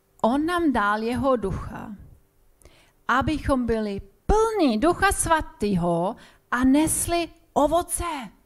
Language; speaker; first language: Czech; non-native, fluent; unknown